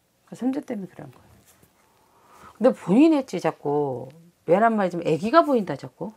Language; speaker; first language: Korean; native; Korean